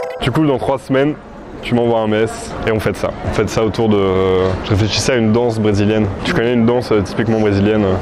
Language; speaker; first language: French; early bilingual, other home language; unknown